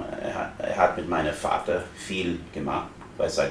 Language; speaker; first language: German; non-native, fluent; English